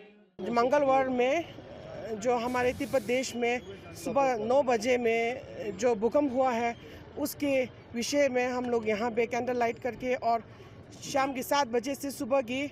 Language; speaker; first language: Hindi; non-native, fluent; Tibetan